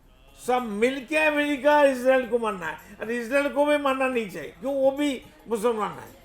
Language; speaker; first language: Hindi; non-native, local second language; Bangla